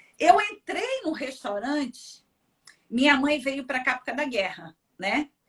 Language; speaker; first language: Portuguese; early bilingual, other home language; Spanish